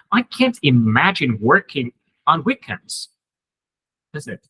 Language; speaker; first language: English; non-native, fluent; Vietnamese